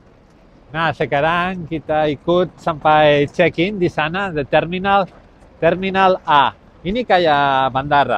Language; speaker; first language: Indonesian; non-native, learner; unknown